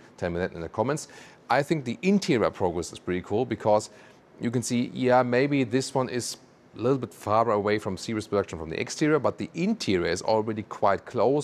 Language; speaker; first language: English; non-native, fluent; German